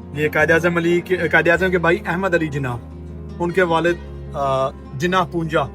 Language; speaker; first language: Urdu; native; Urdu